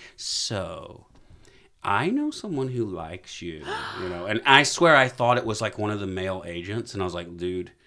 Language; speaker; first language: English; native; English